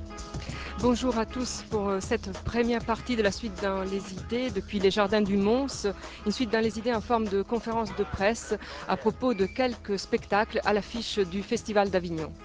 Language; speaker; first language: French; native; French